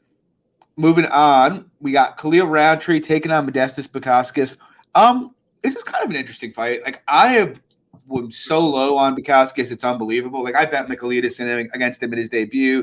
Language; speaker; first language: English; native; English